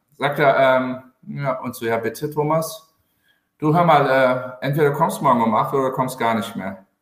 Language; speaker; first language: German; early bilingual, other home language; Turkish